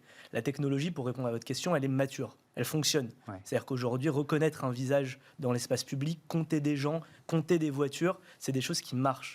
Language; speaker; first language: French; native; French